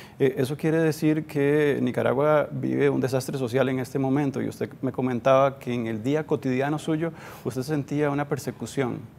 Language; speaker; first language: Spanish; native; Spanish